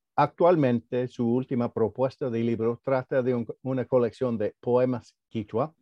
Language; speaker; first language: Spanish; early bilingual, heritage; Spanish